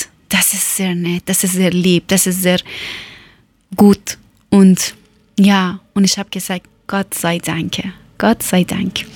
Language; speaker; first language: German; non-native, learner; Persian